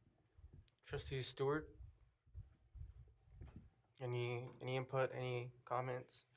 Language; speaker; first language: English; native; English